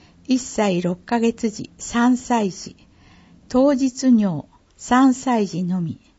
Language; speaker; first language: Japanese; native; Japanese